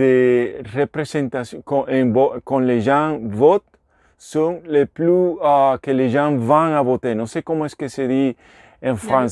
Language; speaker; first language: French; non-native, learner; Spanish